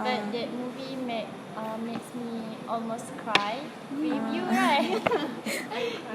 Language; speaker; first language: English; non-native, learner; Malay